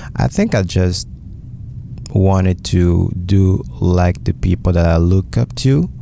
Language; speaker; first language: English; early bilingual, other home language; French